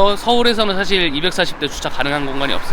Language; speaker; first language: Korean; native; Korean